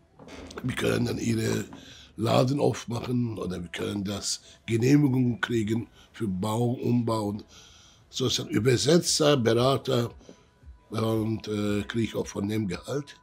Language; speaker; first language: German; early bilingual, other home language; Turkish